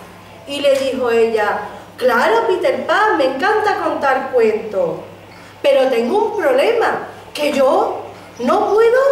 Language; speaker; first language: Spanish; native; Spanish